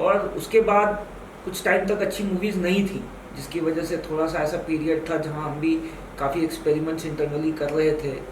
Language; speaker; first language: Hindi; native; Hindi